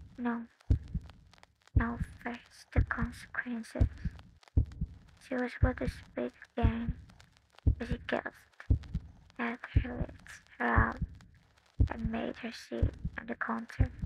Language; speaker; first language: English; non-native, learner; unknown